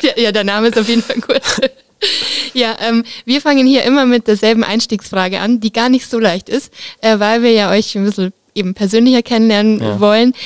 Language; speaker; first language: German; native; German